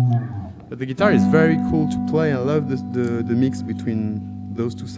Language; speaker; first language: English; non-native, fluent; French